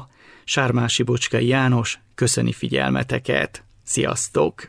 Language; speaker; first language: Hungarian; native; Hungarian